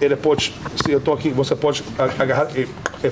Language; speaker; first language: Portuguese; non-native, learner; English